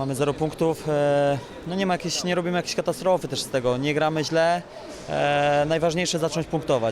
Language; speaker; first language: Polish; native; Polish